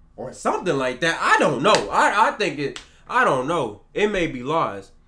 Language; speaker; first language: English; native; English